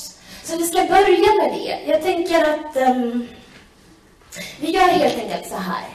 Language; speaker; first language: Swedish; native; Swedish